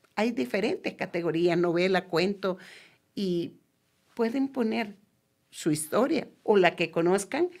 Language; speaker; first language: Spanish; native; Spanish